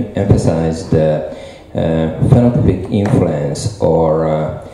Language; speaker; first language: English; non-native, fluent; Hungarian